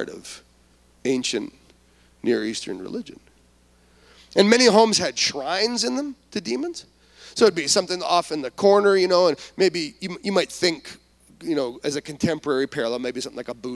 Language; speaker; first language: English; native; English